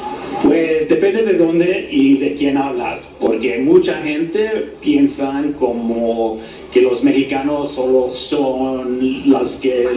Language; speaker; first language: Spanish; early bilingual, heritage; Spanish